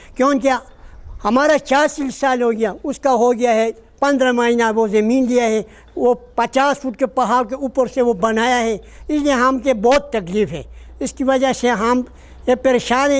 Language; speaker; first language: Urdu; non-native, local second language; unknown